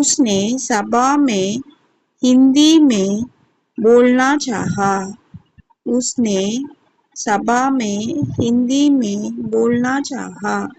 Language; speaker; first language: Hindi; non-native, local second language; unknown